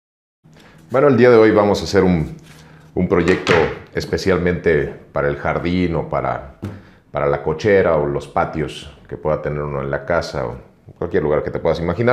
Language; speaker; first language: Spanish; native; Spanish